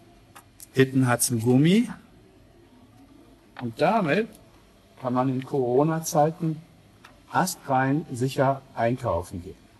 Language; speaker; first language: German; native; German